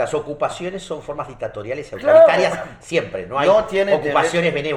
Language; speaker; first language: Spanish; native; Spanish